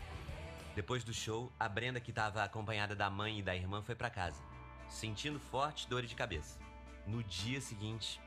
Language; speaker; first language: Portuguese; native; Portuguese